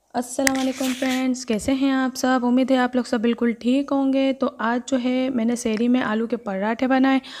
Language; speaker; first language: Urdu; native; Urdu